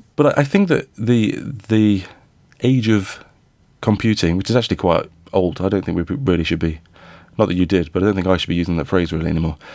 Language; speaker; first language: English; native; English